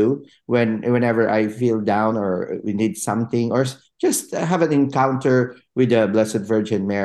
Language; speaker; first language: English; non-native, local second language; Filipino